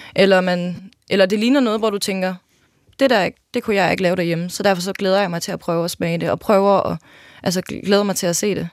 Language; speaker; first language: Danish; native; Danish